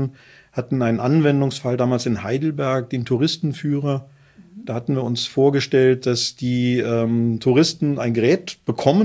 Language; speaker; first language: German; native; German